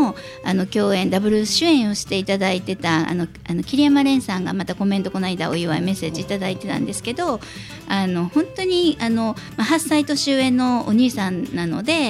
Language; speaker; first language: Japanese; native; Japanese